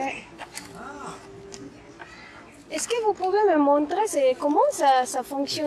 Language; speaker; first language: French; non-native, fluent; Indonesian